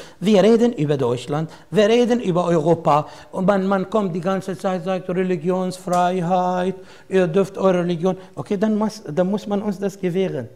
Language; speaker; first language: German; non-native, fluent; Arabic